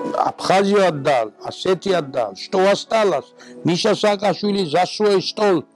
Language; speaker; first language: Russian; non-native, local second language; Georgian